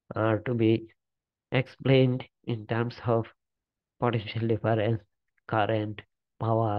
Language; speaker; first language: English; non-native, local second language; Bangla